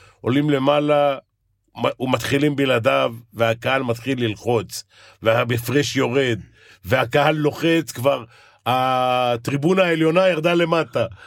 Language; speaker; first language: Hebrew; native; Hebrew